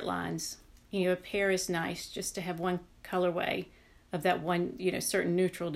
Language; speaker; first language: English; native; English